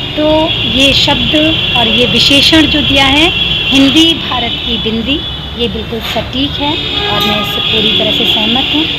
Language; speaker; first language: Hindi; native; Hindi